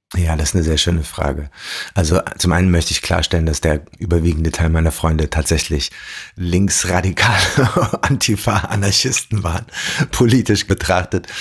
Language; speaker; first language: German; early bilingual, other home language; Arabic